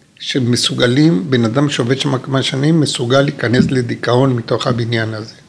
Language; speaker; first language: Hebrew; non-native, fluent; Spanish